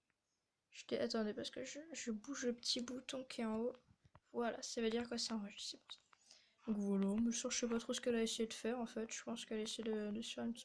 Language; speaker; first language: French; native; French